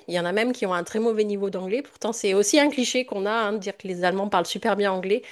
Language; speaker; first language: French; native; French